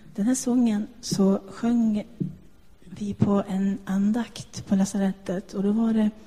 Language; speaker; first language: Swedish; native; Swedish